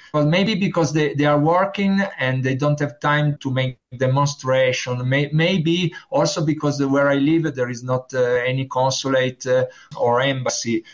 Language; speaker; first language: English; non-native, learner; Italian